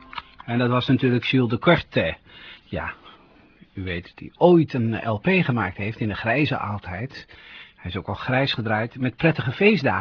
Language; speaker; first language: Dutch; native; Dutch